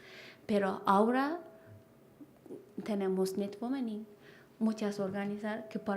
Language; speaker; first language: Spanish; non-native, learner; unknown